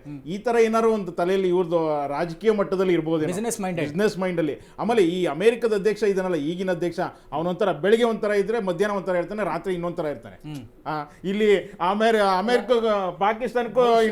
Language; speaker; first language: Kannada; native; Kannada